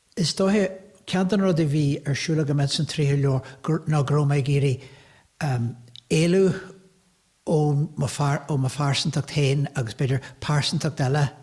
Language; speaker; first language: Irish; native; Irish